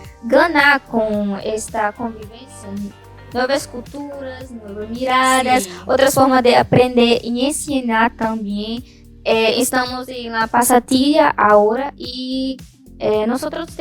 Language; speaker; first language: Spanish; non-native, learner; Portuguese